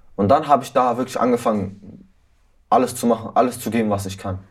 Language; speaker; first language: German; early bilingual, other home language; Arabic